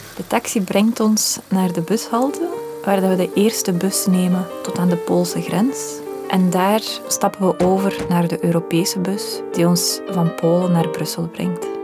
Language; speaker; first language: Dutch; early bilingual, other home language; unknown